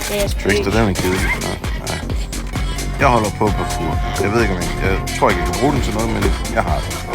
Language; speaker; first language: Danish; native; Danish